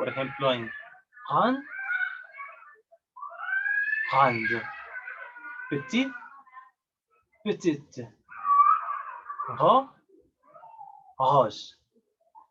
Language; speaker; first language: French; non-native, learner; Spanish